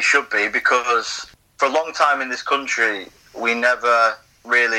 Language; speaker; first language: English; native; English